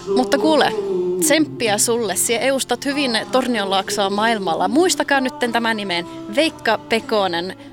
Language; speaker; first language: Finnish; native; Finnish